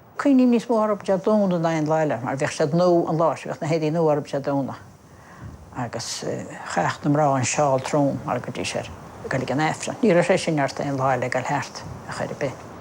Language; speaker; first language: Irish; native; Irish